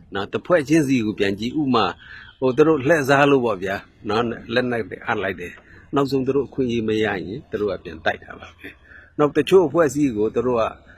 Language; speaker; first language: Burmese; non-native, local second language; Mon